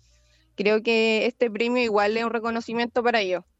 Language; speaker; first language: Spanish; native; Spanish